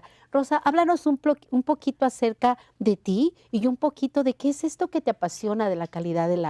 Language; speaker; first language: Spanish; native; Spanish